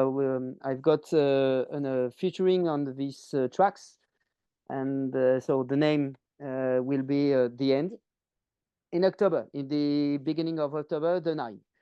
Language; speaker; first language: English; non-native, learner; French